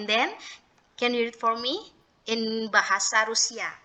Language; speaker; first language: English; non-native, learner; Javanese